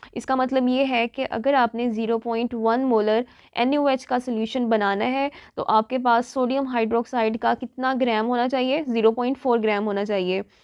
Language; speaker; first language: Urdu; non-native, local second language; Punjabi